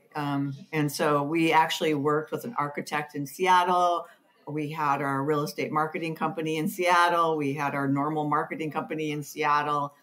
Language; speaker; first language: English; native; English